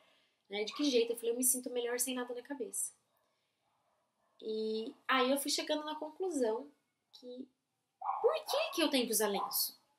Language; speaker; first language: Portuguese; native; Portuguese